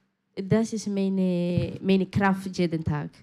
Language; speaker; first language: German; non-native, learner; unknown